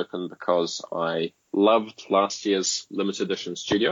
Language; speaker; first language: English; native; English